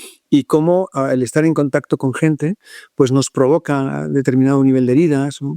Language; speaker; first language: Spanish; native; Spanish